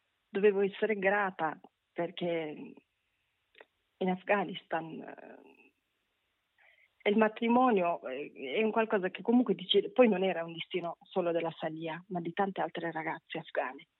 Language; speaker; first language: Italian; non-native, fluent; Persian